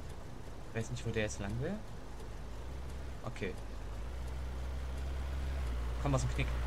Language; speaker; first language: German; native; German